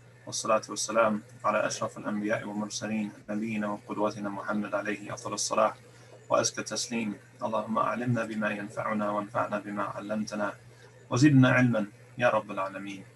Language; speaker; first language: Arabic; non-native, fluent; English